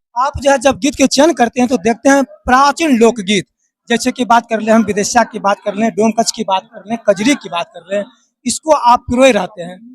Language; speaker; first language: Hindi; native; Hindi